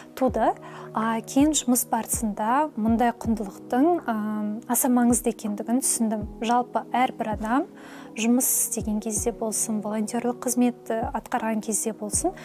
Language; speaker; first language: Kazakh; non-native, local second language; Russian